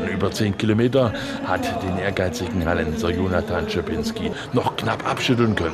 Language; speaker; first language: German; native; German